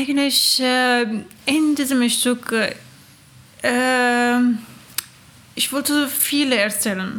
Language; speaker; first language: German; non-native, learner; Persian